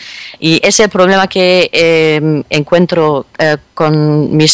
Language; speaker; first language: Spanish; non-native, fluent; French